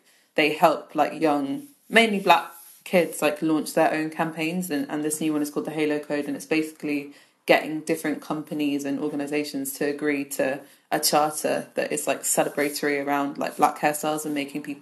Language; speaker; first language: English; native; English